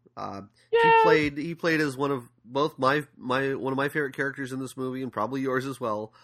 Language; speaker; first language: English; native; English